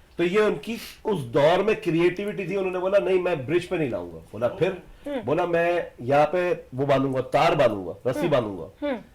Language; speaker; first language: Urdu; native; Urdu